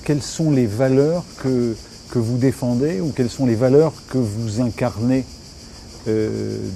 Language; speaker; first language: French; native; French